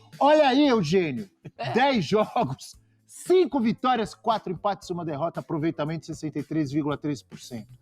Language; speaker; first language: Portuguese; native; Portuguese